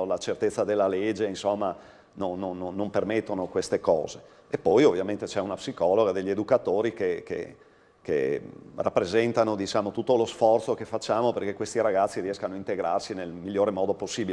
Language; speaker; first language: Italian; native; Italian